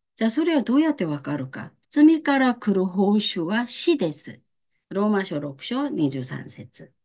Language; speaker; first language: Japanese; non-native, fluent; Korean